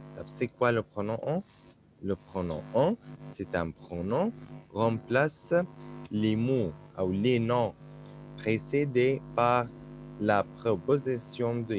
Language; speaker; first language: French; non-native, fluent; Arabic